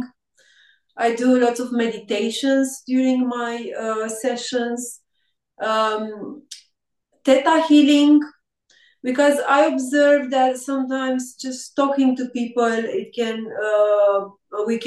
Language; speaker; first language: English; non-native, fluent; Romanian